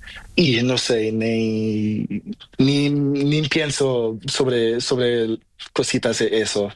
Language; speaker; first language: Spanish; non-native, learner; Portuguese